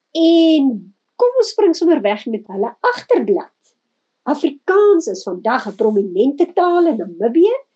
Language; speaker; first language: Afrikaans; native; Afrikaans